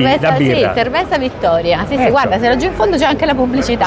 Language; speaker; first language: Italian; native; Italian